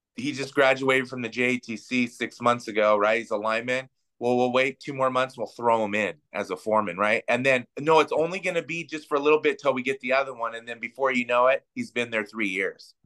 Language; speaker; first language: English; native; English